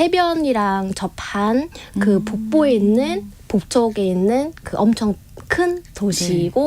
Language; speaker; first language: Korean; non-native, fluent; Vietnamese